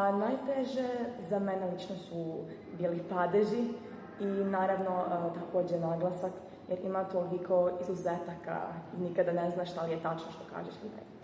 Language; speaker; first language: Serbian; non-native, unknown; German